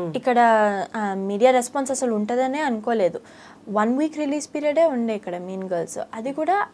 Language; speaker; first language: Telugu; early bilingual, heritage; Telugu